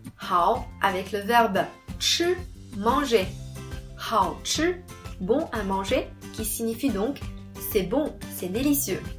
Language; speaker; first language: French; non-native, fluent; Chinese